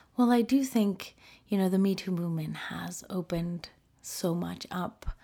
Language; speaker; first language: English; early bilingual, other home language; Spanish